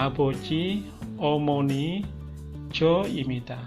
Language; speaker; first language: Korean; non-native, fluent; Indonesian